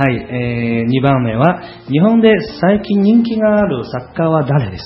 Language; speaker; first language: Japanese; non-native, fluent; Chinese